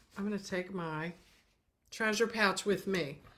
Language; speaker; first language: English; native; English